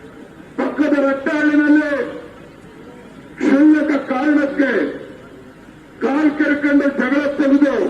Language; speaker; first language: Kannada; native; Kannada